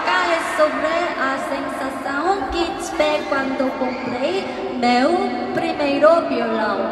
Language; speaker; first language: Portuguese; non-native, learner; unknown